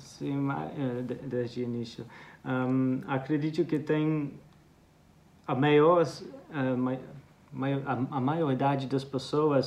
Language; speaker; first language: Portuguese; non-native, fluent; Dutch